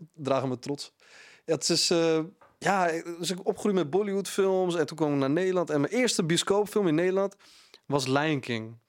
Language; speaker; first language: Dutch; early bilingual, other home language; Punjabi